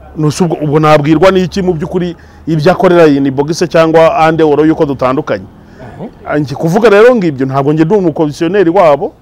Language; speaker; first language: Kinyarwanda; native; Kinyarwanda